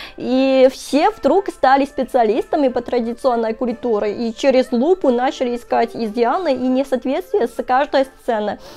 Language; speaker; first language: Russian; non-native, fluent; Chinese